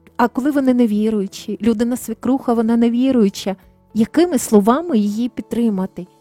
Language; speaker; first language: Ukrainian; native; Ukrainian